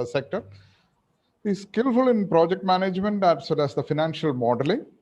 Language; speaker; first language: English; non-native, local second language; Malayalam